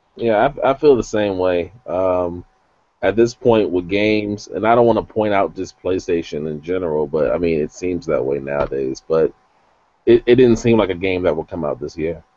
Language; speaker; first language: English; native; English